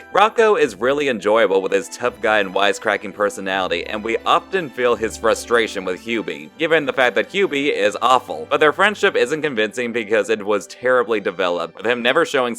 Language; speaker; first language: English; native; English